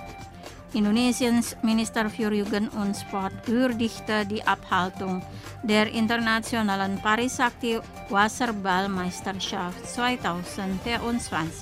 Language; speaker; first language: German; non-native, fluent; Indonesian